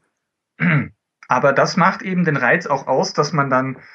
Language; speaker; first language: German; early bilingual, other home language; Dutch